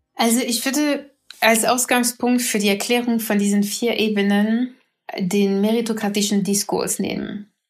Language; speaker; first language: German; non-native, fluent; French